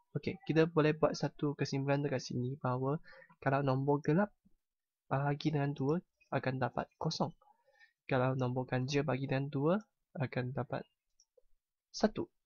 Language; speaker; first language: Malay; non-native, local second language; Chinese